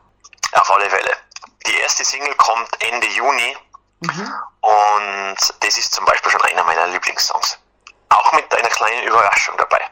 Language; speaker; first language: German; native; German